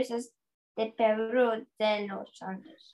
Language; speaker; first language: Spanish; non-native, learner; English